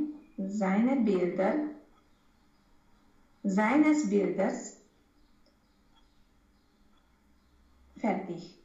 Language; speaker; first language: German; non-native, learner; Romanian